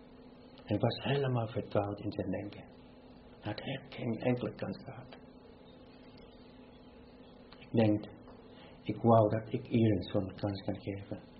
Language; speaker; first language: Dutch; non-native, fluent; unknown